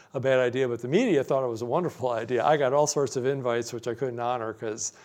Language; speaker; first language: English; native; English